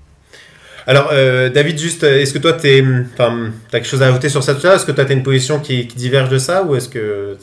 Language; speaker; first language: French; native; French